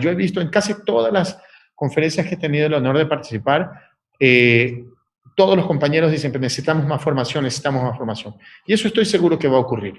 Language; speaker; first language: Spanish; native; Spanish